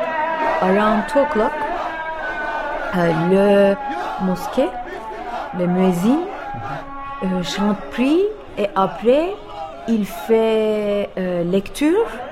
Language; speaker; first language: French; non-native, learner; Turkish